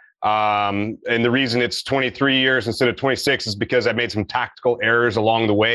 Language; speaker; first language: English; native; English